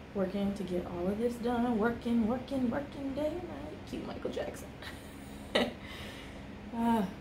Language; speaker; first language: English; native; English